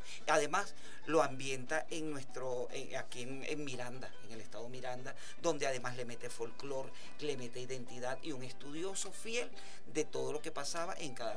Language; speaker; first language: Spanish; native; Spanish